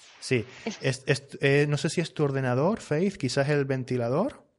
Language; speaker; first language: Spanish; native; Spanish